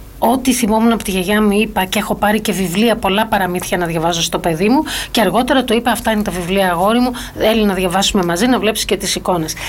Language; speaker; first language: Greek; early bilingual, heritage; Greek